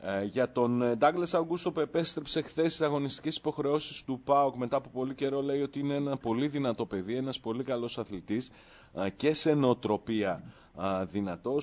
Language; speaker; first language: Greek; native; Greek